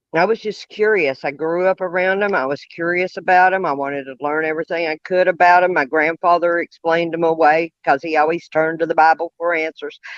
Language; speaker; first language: English; native; English